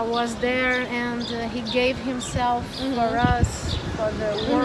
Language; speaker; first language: English; non-native, learner; Portuguese